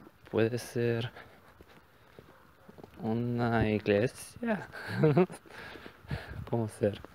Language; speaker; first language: Spanish; non-native, learner; Bulgarian